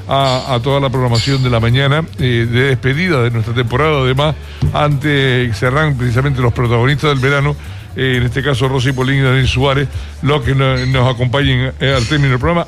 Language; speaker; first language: Spanish; native; Spanish